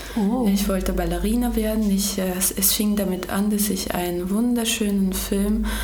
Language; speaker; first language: German; early bilingual, other home language; Georgian